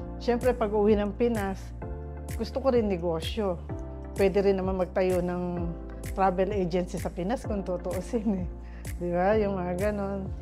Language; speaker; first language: Filipino; native; Filipino